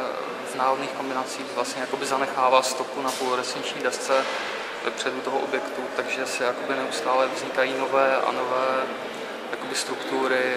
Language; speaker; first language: Czech; native; Czech